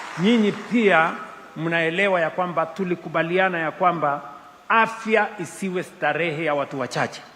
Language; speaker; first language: Swahili; non-native, local second language; Kalenjin